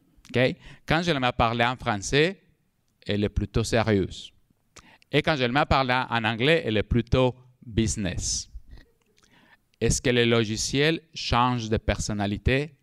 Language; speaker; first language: French; non-native, fluent; Spanish